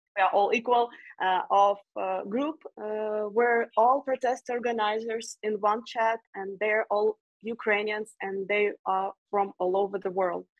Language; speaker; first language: English; non-native, fluent; Ukrainian